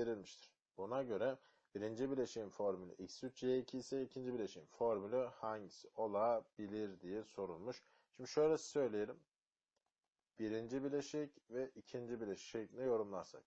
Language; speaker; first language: Turkish; native; Turkish